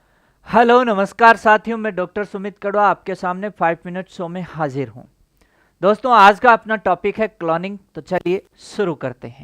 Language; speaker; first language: Hindi; native; Hindi